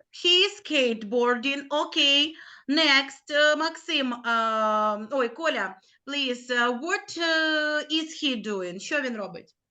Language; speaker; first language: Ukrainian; native; Ukrainian